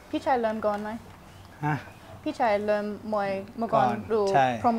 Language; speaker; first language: Thai; non-native, learner; English